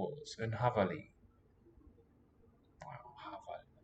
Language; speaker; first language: Welsh; non-native, learner; English